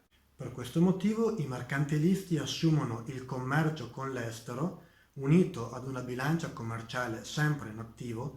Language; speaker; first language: Italian; native; Italian